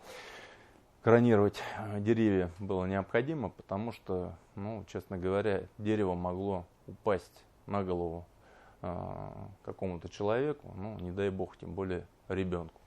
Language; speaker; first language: Russian; native; Russian